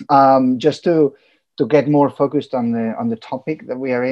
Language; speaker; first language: English; non-native, fluent; Catalan